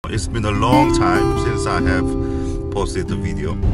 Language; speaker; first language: English; non-native, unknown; Korean